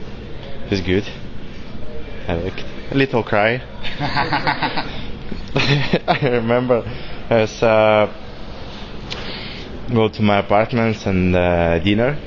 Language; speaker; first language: English; non-native, learner; Russian